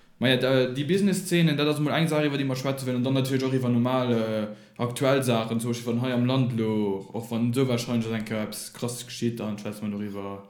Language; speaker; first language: German; non-native, local second language; Luxembourgish